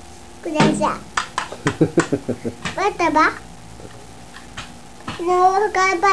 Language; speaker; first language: Japanese; native; Japanese